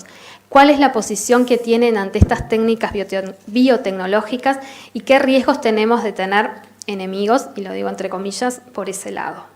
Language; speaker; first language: Spanish; native; Spanish